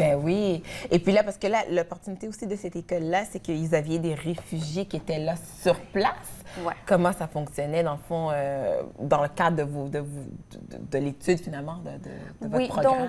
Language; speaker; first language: French; native; French